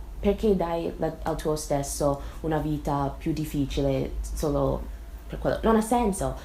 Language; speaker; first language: Italian; non-native, fluent; English